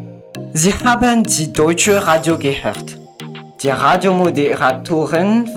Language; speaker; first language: German; non-native, learner; Malagasy